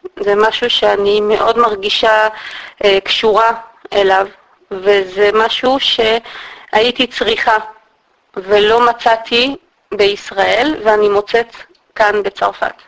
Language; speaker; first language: Hebrew; native; Hebrew